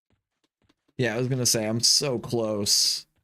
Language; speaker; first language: English; native; English